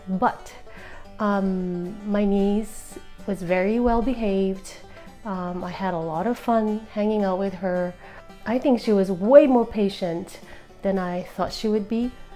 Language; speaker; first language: English; non-native, fluent; Japanese